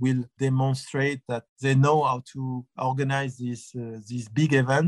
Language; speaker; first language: English; non-native, fluent; French